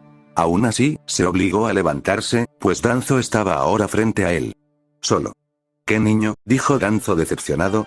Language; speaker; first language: Spanish; native; Spanish